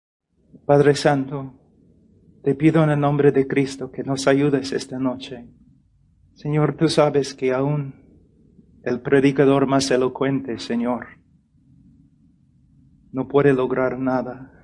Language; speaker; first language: Spanish; non-native, fluent; English